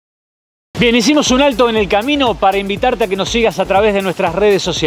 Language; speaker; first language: Spanish; native; Spanish